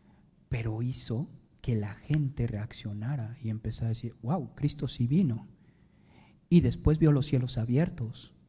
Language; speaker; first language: Spanish; native; Spanish